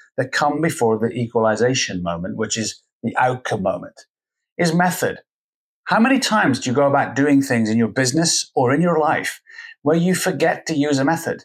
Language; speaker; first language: English; native; English